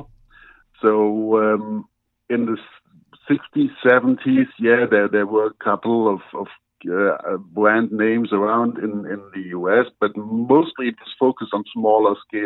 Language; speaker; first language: English; non-native, fluent; German